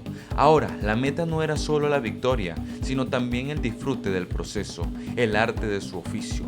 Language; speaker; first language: Spanish; native; Spanish